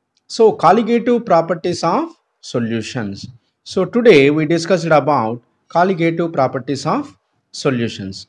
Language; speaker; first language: English; non-native, local second language; Telugu